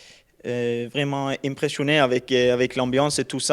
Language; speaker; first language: French; non-native, learner; Norwegian